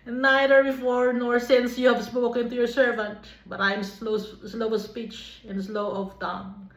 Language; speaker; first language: English; non-native, local second language; Filipino